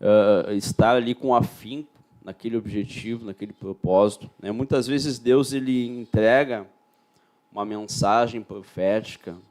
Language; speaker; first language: Portuguese; native; Portuguese